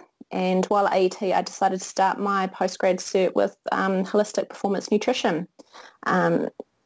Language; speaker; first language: English; native; English